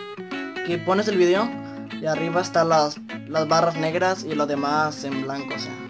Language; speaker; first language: Spanish; native; Spanish